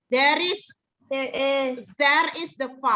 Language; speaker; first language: English; non-native, fluent; Indonesian